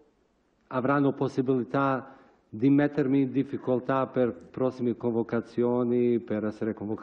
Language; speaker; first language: Italian; non-native, fluent; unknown